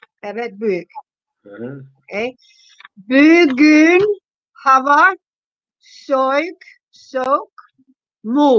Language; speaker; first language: Turkish; non-native, learner; English